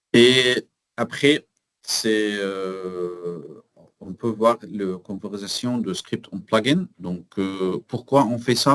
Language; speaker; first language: French; non-native, learner; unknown